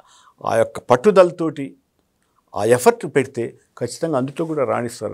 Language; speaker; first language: Telugu; native; Telugu